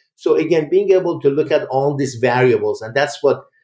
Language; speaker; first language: English; early bilingual, other home language; Persian